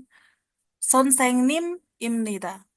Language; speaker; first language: Korean; non-native, learner; Indonesian